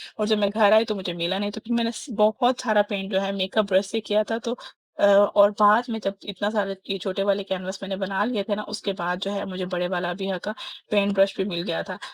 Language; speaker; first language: Urdu; native; Urdu